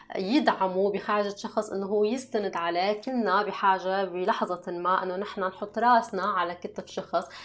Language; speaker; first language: Arabic; native; Arabic